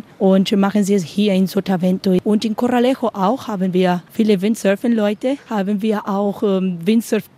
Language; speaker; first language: German; non-native, learner; Spanish